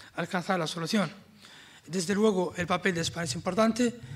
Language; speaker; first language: Spanish; non-native, fluent; Arabic